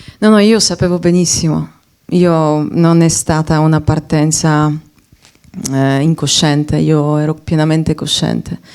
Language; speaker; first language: Italian; non-native, fluent; Polish